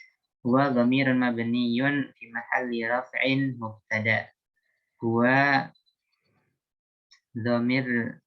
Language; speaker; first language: Arabic; non-native, learner; Indonesian